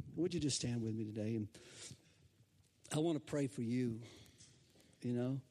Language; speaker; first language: English; native; English